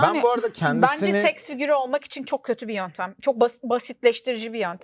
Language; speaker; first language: Turkish; native; Turkish